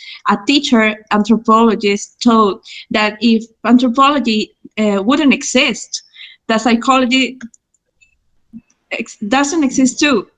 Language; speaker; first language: English; non-native, fluent; Spanish